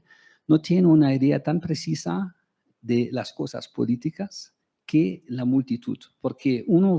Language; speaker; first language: Spanish; non-native, fluent; German